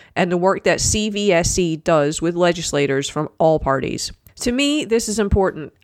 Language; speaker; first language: English; native; English